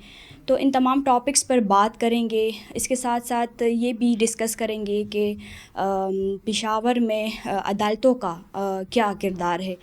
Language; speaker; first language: Urdu; non-native, local second language; Pashto